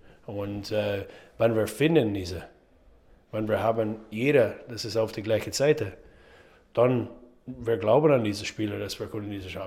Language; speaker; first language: German; non-native, learner; English